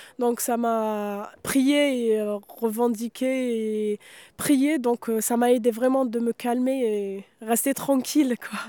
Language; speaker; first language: French; non-native, local second language; Arabic